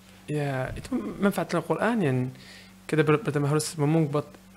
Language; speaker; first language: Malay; non-native, learner; Arabic